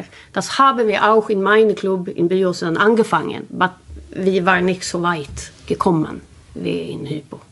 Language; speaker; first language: German; non-native, learner; Swedish